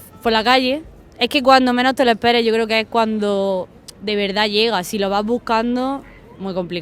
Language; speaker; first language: Spanish; native; Spanish